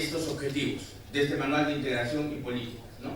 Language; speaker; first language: Spanish; native; Spanish